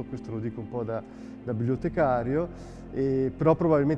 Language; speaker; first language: Italian; native; Italian